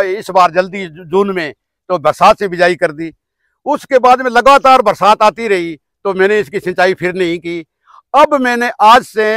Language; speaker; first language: Hindi; native; Hindi